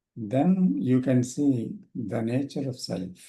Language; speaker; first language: English; non-native, local second language; Telugu